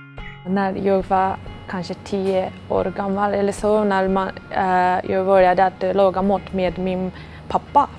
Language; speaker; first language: Swedish; non-native, learner; Japanese